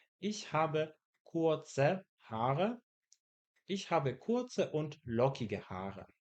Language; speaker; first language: German; non-native, fluent; Polish